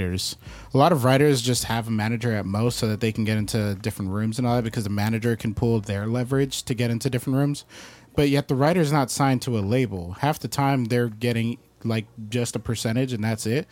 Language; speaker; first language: English; early bilingual, other home language; Spanish